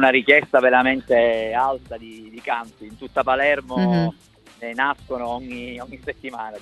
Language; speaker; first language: Italian; native; Italian